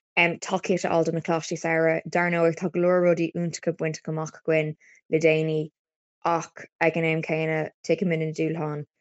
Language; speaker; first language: Irish; non-native, local second language; English